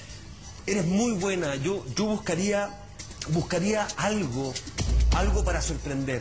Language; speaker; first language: Spanish; native; Spanish